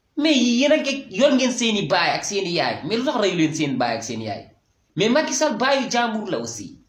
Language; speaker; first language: Wolof; non-native, local second language; Fula